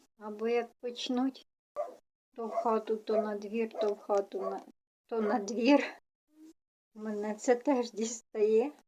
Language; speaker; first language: Ukrainian; non-native, local second language; Russian